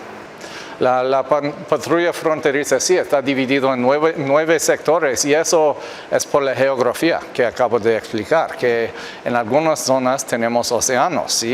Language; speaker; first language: Spanish; non-native, fluent; English